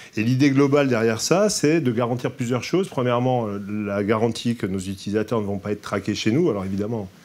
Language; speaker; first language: French; native; French